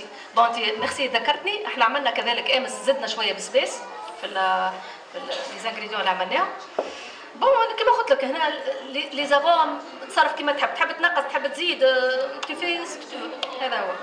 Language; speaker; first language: Arabic; native; Arabic